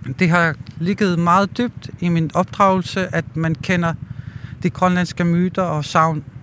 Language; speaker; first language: Danish; non-native, local second language; Kalaallisut